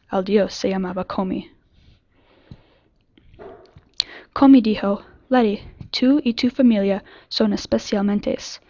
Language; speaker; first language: Spanish; non-native, learner; English